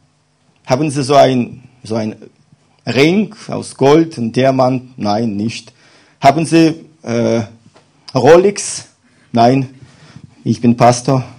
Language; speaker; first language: German; non-native, fluent; Russian